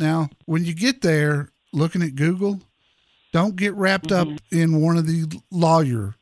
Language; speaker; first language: English; native; English